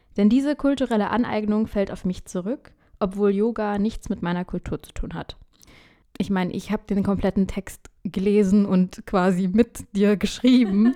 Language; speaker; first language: German; early bilingual, other home language; Urdu